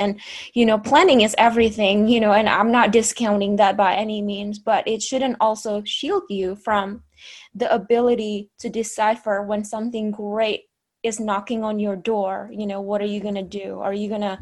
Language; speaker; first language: English; non-native, fluent; Indonesian